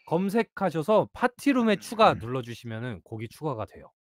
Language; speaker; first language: Korean; native; Korean